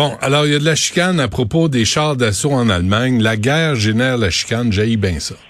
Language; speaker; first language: French; native; French